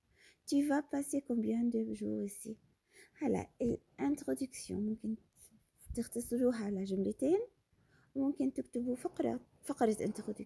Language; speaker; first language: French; non-native, fluent; Arabic